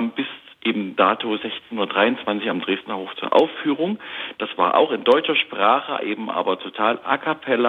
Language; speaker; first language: German; native; German